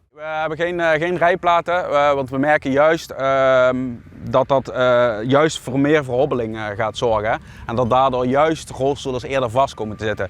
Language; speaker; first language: Dutch; native; Dutch